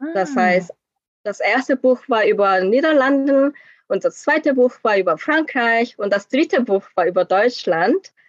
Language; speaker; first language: German; non-native, fluent; Korean